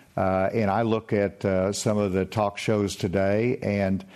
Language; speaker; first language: English; native; English